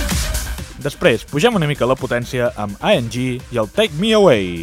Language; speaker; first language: Catalan; native; Catalan